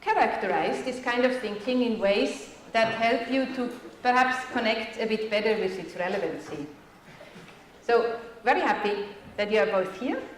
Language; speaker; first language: English; non-native, fluent; German